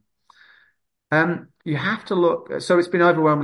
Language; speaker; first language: English; native; English